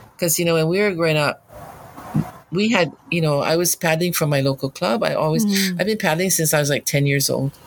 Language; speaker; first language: English; native; English